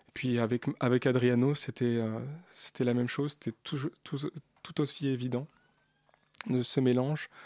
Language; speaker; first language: French; early bilingual, other home language; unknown